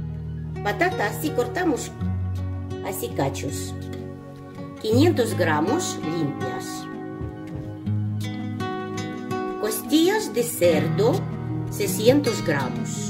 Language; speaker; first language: Spanish; non-native, learner; Ukrainian